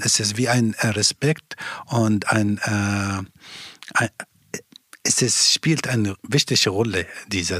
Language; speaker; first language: German; non-native, learner; Persian